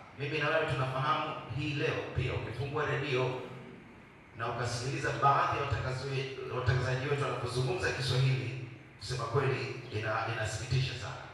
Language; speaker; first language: Swahili; native; Swahili